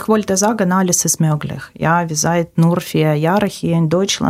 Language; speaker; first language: German; non-native, learner; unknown